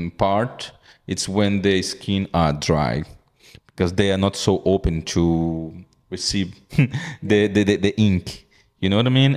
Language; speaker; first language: English; non-native, fluent; Portuguese